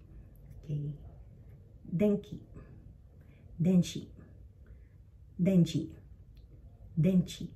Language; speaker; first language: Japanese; non-native, fluent; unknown